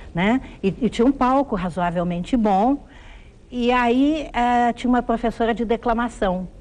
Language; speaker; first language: Portuguese; early bilingual, other home language; German